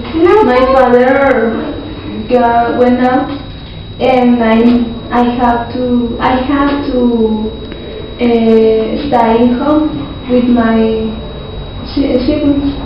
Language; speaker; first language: English; non-native, learner; Spanish